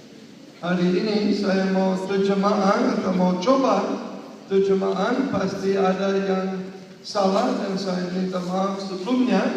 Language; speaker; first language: Indonesian; non-native, learner; English